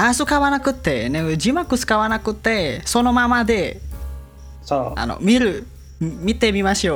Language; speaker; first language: Japanese; non-native, learner; Indonesian